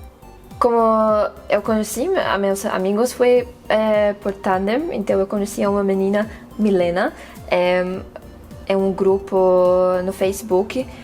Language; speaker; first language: Portuguese; non-native, fluent; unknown